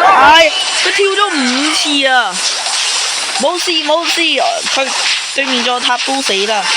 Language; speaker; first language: Chinese; early bilingual, heritage; Cantonese